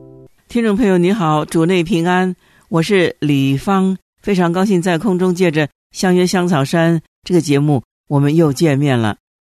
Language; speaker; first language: Chinese; native; Chinese